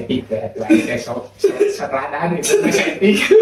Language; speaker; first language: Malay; non-native, local second language; Sundanese